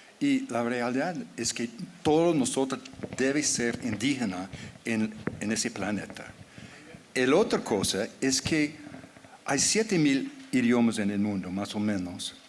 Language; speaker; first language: Spanish; non-native, fluent; English